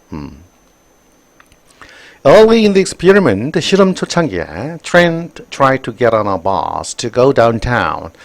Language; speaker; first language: English; non-native, fluent; Korean